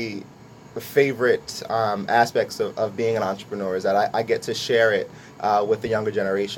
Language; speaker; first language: English; native; English